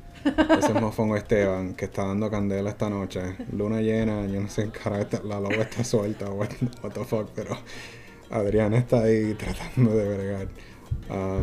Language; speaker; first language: Spanish; native; Spanish